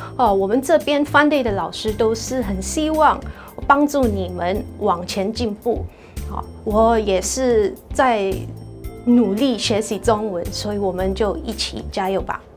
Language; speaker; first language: Chinese; non-native, fluent; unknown